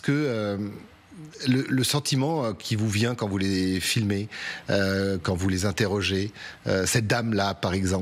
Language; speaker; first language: French; native; French